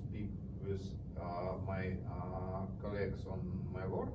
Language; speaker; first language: English; non-native, learner; Russian